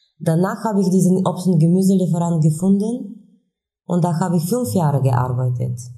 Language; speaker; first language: German; non-native, fluent; Bulgarian